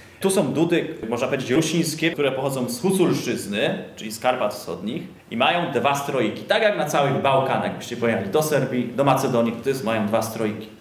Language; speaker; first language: Polish; native; Polish